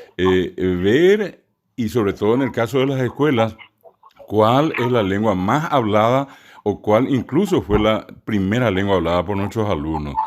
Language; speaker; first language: Spanish; non-native, local second language; Guarani